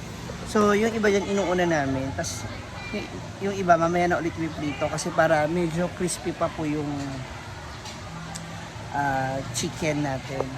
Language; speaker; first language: Filipino; non-native, local second language; Cebuano